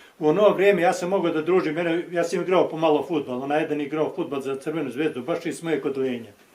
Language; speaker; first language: Bosnian; native; Bosnian